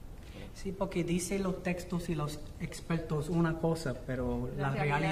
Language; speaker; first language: Spanish; non-native, fluent; English